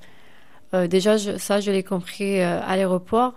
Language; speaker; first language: French; non-native, fluent; Persian